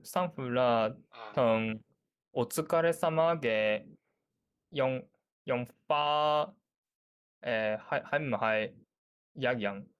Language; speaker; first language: Cantonese; non-native, learner; Japanese